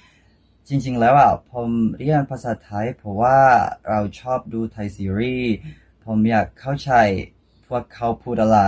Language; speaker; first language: Thai; non-native, learner; Indonesian